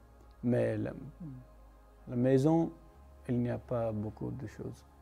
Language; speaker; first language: French; non-native, learner; Persian